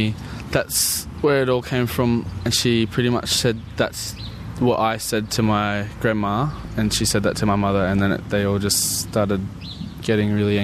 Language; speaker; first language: English; native; English